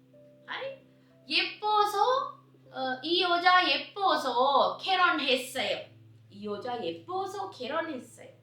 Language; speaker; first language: Korean; non-native, learner; Sinhala